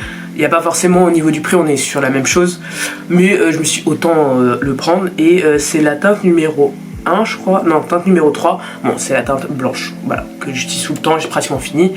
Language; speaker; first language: French; native; French